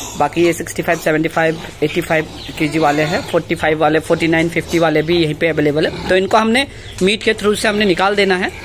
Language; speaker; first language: Hindi; non-native, local second language; Assamese